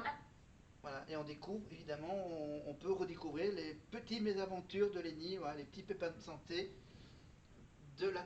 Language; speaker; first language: French; native; French